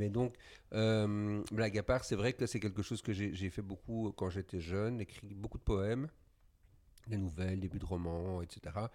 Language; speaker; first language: French; native; French